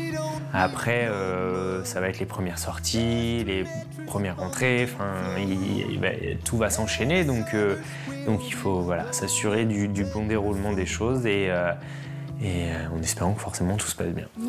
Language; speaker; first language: French; native; French